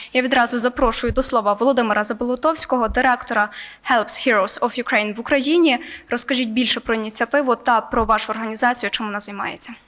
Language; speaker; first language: Ukrainian; native; Ukrainian